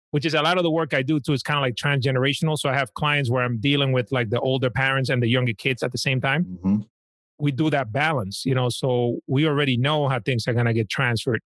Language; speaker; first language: English; early bilingual, other home language; Spanish